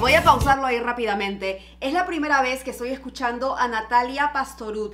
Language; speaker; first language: Spanish; native; Spanish